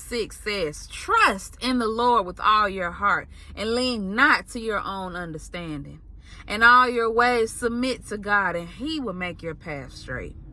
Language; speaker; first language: English; native; English